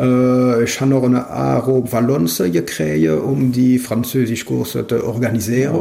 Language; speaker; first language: German; non-native, local second language; French